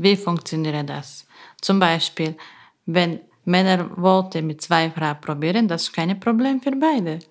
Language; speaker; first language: German; non-native, learner; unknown